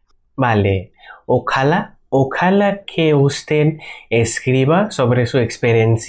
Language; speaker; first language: Spanish; non-native, learner; Bangla